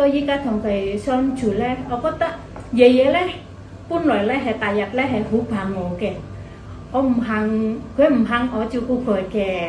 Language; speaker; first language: Cantonese; non-native, fluent; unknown